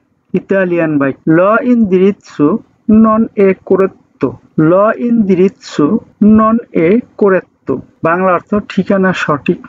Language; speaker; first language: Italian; non-native, learner; Bangla